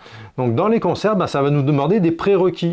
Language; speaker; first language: French; native; French